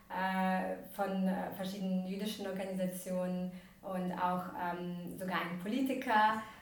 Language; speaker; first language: German; early bilingual, other home language; Russian